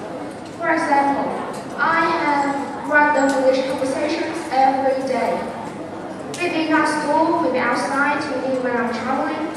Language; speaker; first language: English; non-native, fluent; Vietnamese